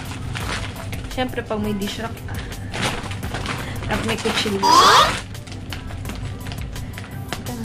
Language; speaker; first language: Filipino; native; Filipino